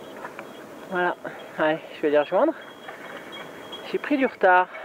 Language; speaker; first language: French; native; French